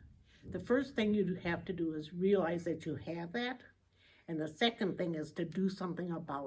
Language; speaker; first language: English; native; English